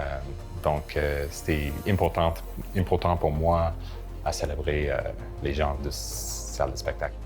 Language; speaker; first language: French; non-native, local second language; English